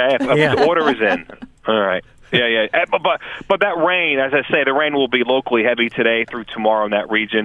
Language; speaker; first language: English; native; English